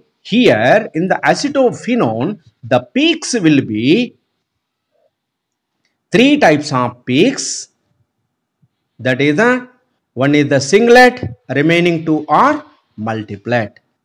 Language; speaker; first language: English; non-native, local second language; Telugu